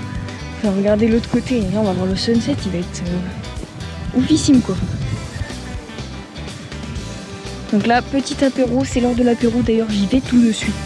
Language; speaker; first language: French; native; French